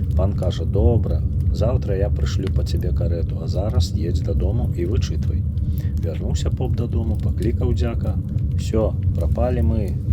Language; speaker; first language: Belarusian; native; Belarusian